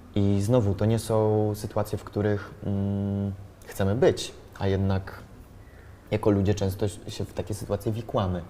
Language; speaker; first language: Polish; native; Polish